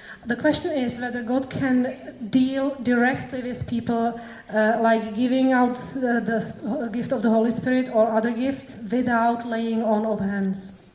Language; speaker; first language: English; non-native, fluent; Czech